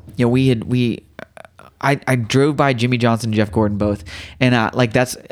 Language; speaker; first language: English; native; English